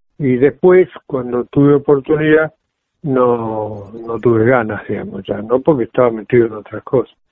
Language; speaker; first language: Spanish; native; Spanish